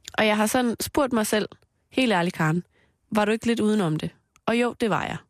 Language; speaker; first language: Danish; native; Danish